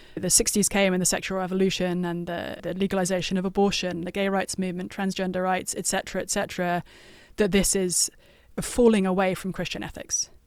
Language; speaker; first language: English; native; English